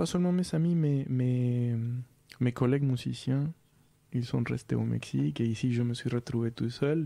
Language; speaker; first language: French; non-native, fluent; Spanish